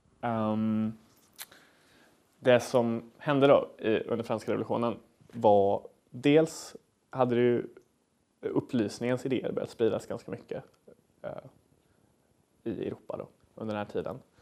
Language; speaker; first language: Swedish; native; Swedish